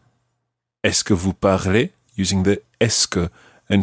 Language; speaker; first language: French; non-native, fluent; English